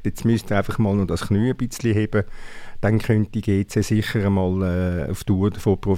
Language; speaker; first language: German; native; German